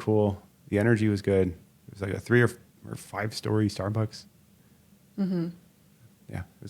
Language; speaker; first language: English; native; English